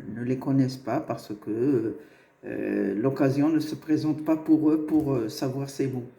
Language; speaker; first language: French; non-native, local second language; Arabic